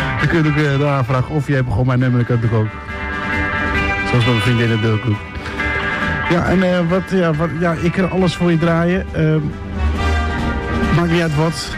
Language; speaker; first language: Dutch; native; Dutch